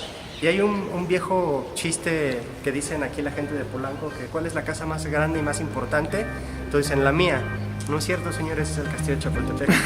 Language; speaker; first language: Spanish; native; Spanish